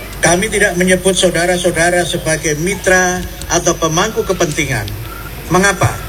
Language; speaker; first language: Indonesian; native; Indonesian